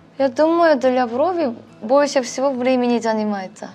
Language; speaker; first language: Russian; non-native, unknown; Korean